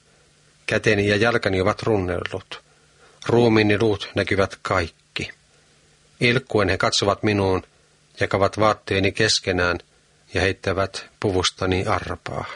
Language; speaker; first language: Finnish; native; Finnish